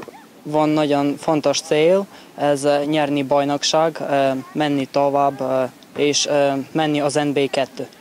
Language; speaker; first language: Hungarian; non-native, learner; Ukrainian